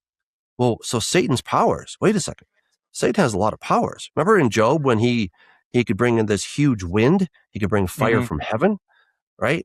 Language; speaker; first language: English; native; English